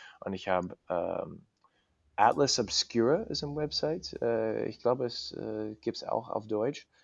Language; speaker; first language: German; non-native, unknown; English